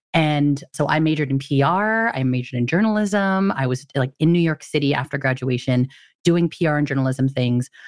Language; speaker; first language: English; early bilingual, other home language; Filipino